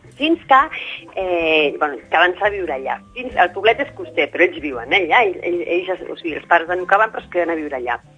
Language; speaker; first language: Catalan; native; Catalan